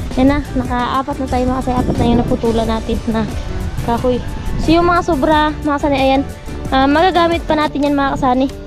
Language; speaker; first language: Filipino; non-native, local second language; Cebuano